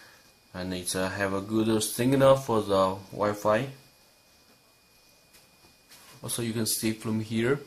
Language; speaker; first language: English; non-native, learner; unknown